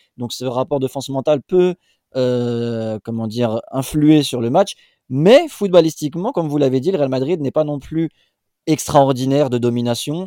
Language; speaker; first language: French; native; French